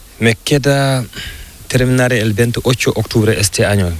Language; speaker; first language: Spanish; non-native, learner; Fula